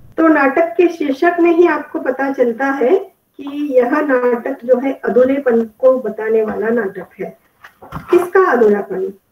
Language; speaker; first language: Hindi; non-native, local second language; Kannada